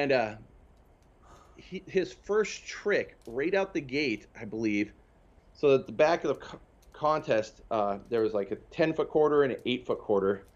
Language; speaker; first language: English; native; English